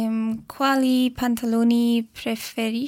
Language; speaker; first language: Italian; non-native, learner; English